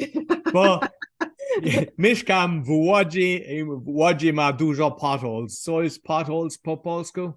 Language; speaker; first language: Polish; non-native, learner; English